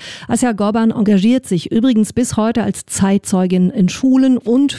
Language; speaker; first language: German; native; German